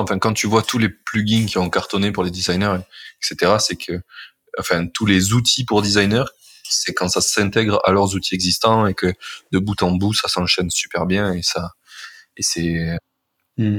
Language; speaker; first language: French; native; French